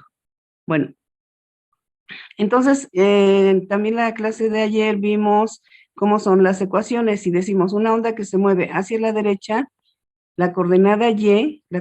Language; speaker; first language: Spanish; native; Spanish